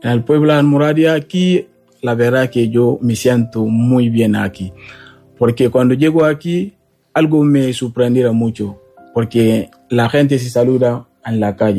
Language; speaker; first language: Spanish; non-native, learner; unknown